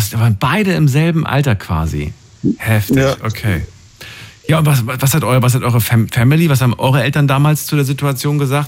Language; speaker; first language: German; native; German